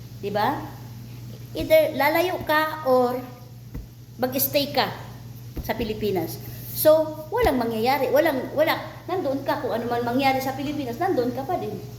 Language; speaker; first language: Filipino; non-native, local second language; Cebuano